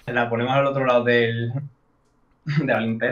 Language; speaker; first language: Spanish; native; Spanish